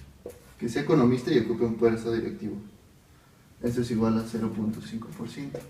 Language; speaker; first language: Spanish; native; Spanish